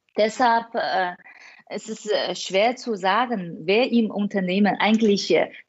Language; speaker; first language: German; non-native, fluent; Chinese